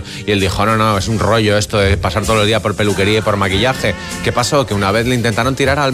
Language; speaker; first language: Spanish; native; Spanish